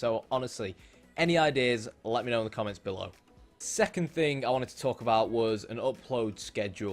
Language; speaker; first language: English; native; English